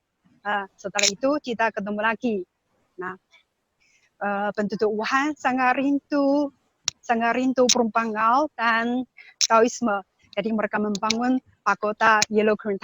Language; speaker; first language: Indonesian; non-native, learner; Chinese